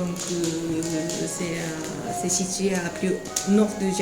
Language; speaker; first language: French; non-native, learner; Japanese